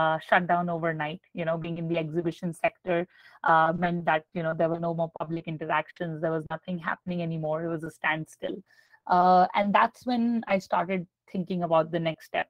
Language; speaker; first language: English; non-native, local second language; Hindi